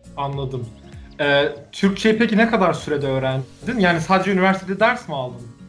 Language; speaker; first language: Turkish; native; Turkish